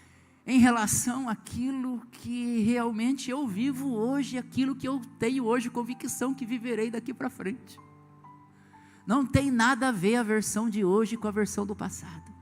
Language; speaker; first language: Portuguese; native; Portuguese